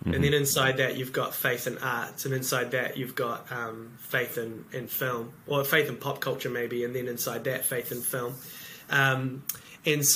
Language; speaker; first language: English; native; English